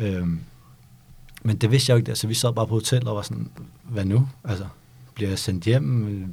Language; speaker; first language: Danish; early bilingual, other home language; Bosnian